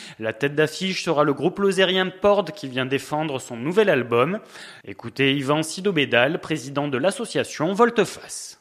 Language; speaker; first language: French; native; French